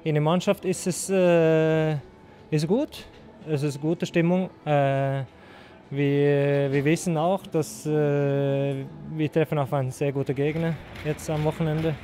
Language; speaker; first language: German; non-native, fluent; Norwegian